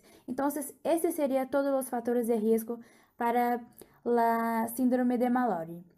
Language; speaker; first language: Portuguese; non-native, learner; Spanish